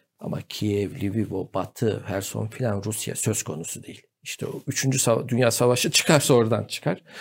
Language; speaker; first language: Turkish; native; Turkish